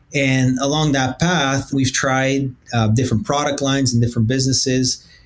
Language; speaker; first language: English; early bilingual, other home language; Portuguese